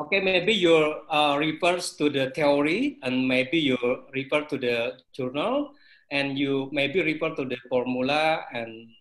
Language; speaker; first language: English; non-native, learner; Indonesian